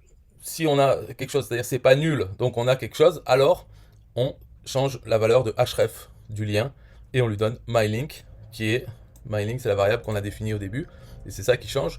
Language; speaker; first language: French; native; French